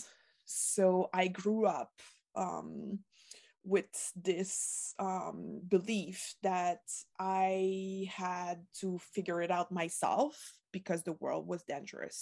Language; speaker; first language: English; non-native, fluent; French